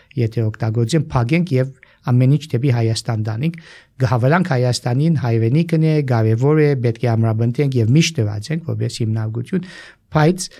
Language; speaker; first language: Armenian; early bilingual, heritage; Armenian